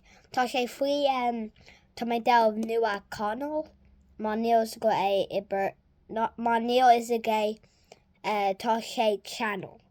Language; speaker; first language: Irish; non-native, learner; English